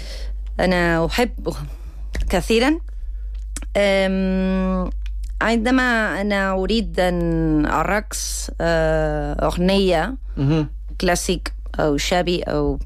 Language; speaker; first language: Arabic; non-native, learner; Spanish